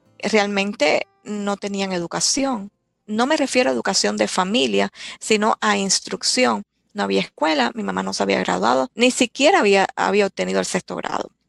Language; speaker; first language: Spanish; native; Spanish